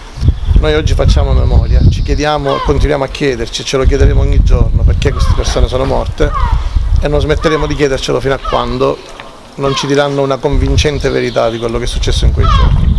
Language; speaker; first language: Italian; native; Italian